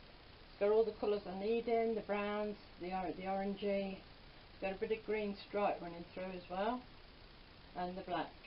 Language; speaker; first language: English; native; English